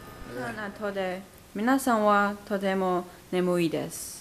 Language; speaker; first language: Japanese; non-native, learner; English